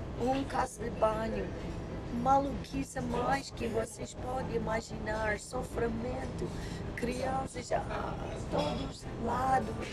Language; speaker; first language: Portuguese; non-native, learner; English